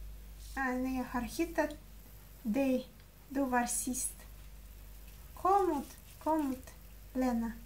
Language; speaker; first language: Swedish; non-native, learner; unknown